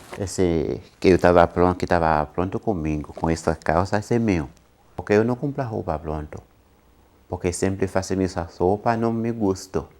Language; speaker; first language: Portuguese; non-native, learner; Haitian Creole